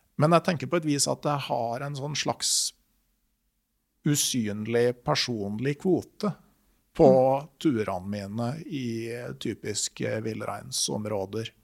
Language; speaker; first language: Norwegian; native; Norwegian